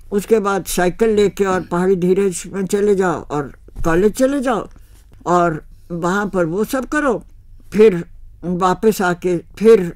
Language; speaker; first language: Hindi; native; Hindi